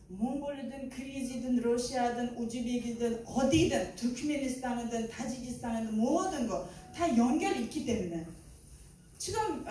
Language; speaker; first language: Korean; non-native, learner; Uzbek